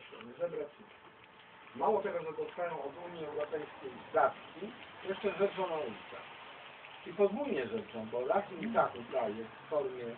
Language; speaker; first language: Polish; native; Polish